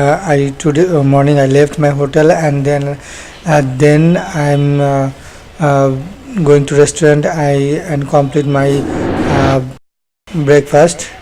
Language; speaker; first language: English; non-native, learner; Bangla